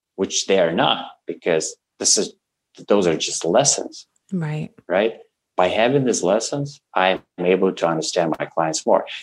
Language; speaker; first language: English; non-native, fluent; Russian